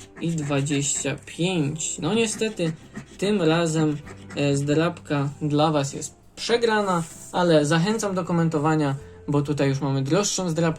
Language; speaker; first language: Polish; native; Polish